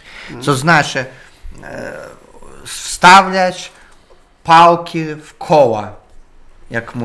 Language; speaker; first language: Polish; non-native, learner; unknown